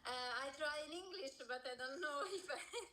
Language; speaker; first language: English; non-native, learner; Italian